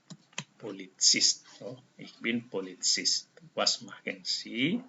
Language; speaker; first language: German; non-native, fluent; Indonesian